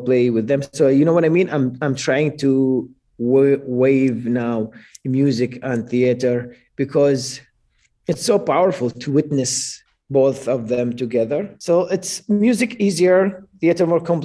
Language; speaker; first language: English; non-native, fluent; Arabic